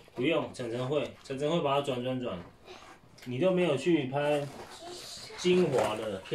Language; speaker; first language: Chinese; native; Chinese